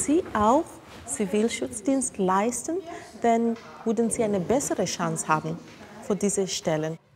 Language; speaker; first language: German; non-native, fluent; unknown